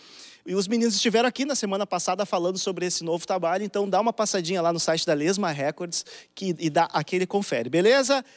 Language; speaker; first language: Portuguese; native; Portuguese